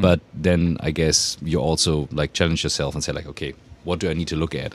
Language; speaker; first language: English; non-native, fluent; German